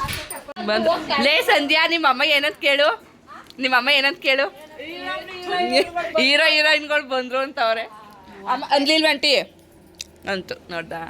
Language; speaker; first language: Kannada; native; Kannada